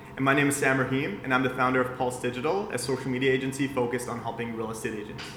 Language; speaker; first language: English; early bilingual, other home language; Persian